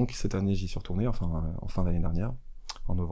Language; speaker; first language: French; native; French